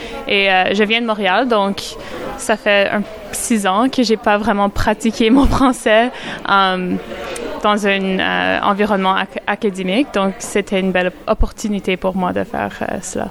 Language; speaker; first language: French; non-native, local second language; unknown